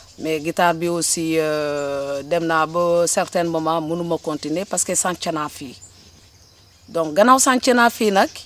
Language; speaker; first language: Wolof; non-native, local second language; Jola-Fonyi